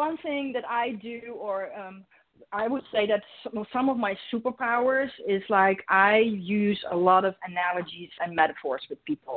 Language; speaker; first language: English; non-native, fluent; Dutch